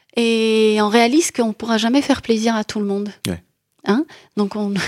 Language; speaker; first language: French; non-native, local second language; Arabic